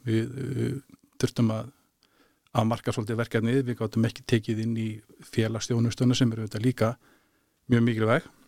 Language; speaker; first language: Icelandic; native; Icelandic